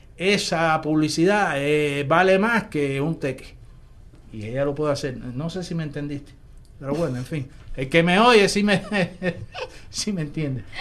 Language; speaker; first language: Spanish; native; Spanish